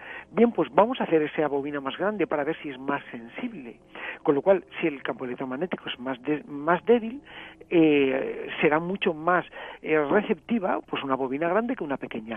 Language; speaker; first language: Spanish; native; Spanish